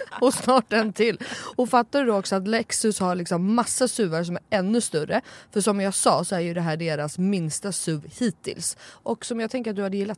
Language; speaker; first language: Swedish; native; Swedish